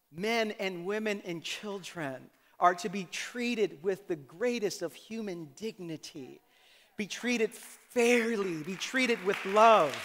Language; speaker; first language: English; native; English